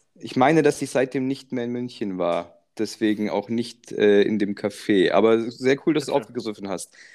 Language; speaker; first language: German; early bilingual, other home language; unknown